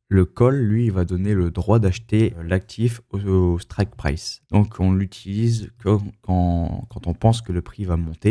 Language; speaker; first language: French; native; French